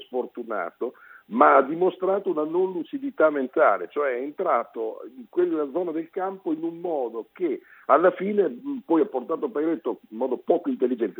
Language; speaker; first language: Italian; native; Italian